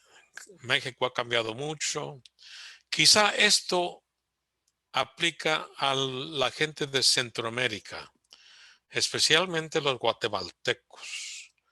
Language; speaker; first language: Spanish; early bilingual, heritage; Spanish